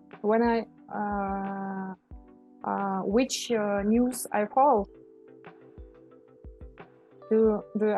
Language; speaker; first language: English; non-native, learner; Russian